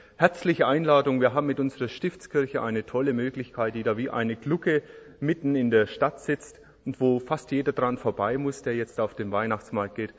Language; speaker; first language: German; native; German